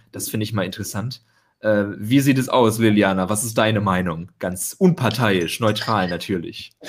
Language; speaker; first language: German; native; German